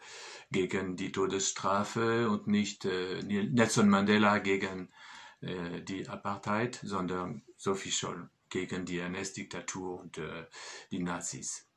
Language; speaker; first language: German; non-native, fluent; French